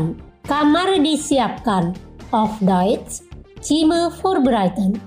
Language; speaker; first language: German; non-native, fluent; Indonesian